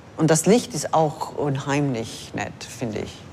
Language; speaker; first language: German; non-native, fluent; English